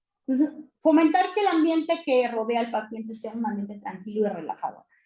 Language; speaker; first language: Spanish; native; Spanish